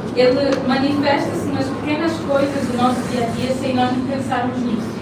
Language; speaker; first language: Portuguese; native; Portuguese